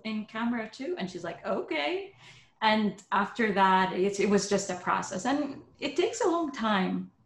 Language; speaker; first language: English; non-native, fluent; Arabic